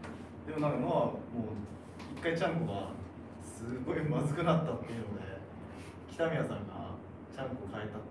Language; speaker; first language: Japanese; native; Japanese